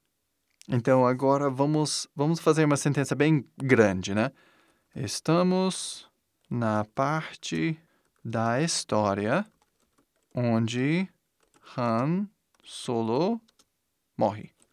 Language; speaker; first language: Portuguese; non-native, fluent; English